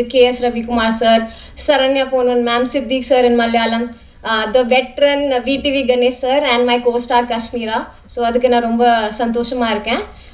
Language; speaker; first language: Tamil; non-native, fluent; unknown